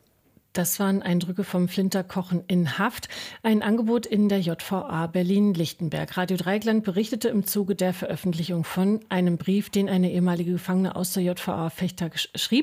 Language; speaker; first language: German; native; German